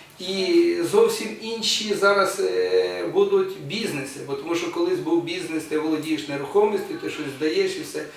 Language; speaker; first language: Ukrainian; non-native, local second language; Russian